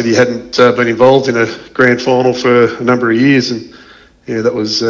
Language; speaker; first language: English; native; English